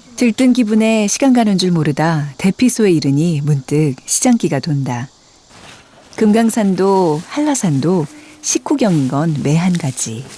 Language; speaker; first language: Korean; native; Korean